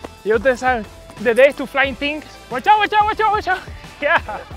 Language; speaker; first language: English; non-native, learner; Spanish